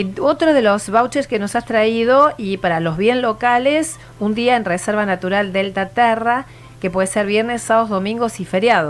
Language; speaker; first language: Spanish; native; Spanish